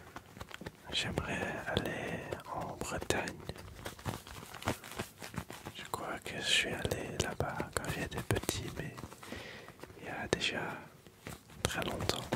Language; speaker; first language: French; non-native, local second language; Dutch